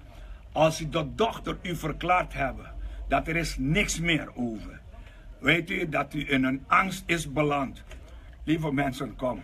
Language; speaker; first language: Dutch; non-native, local second language; Papiamento